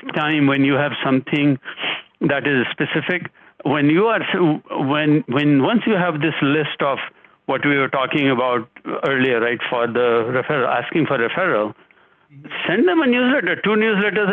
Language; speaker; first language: English; non-native, local second language; Hindi